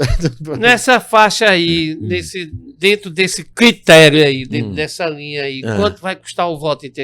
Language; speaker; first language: Portuguese; native; Portuguese